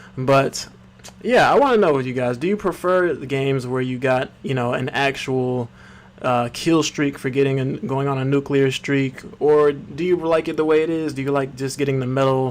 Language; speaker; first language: English; native; English